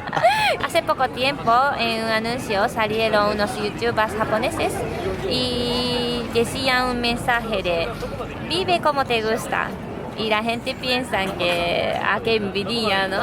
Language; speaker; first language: Spanish; non-native, fluent; Japanese